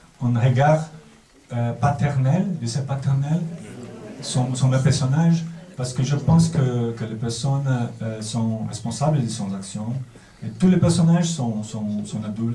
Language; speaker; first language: French; non-native, fluent; Portuguese